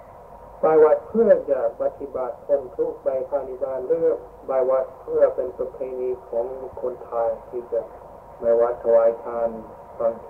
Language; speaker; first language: Thai; non-native, fluent; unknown